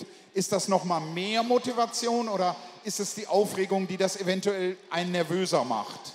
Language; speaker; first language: German; native; German